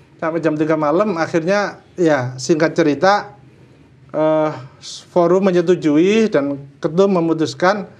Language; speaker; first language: Indonesian; native; Indonesian